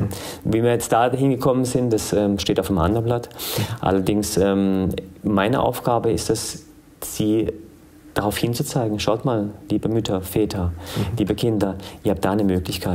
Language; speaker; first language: German; early bilingual, other home language; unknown